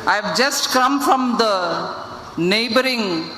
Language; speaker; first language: English; non-native, local second language; Tamil